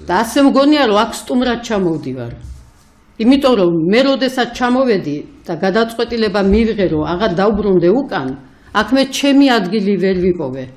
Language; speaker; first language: Georgian; native; Georgian